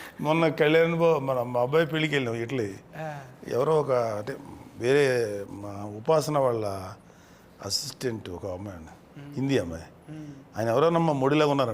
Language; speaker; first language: Telugu; native; Telugu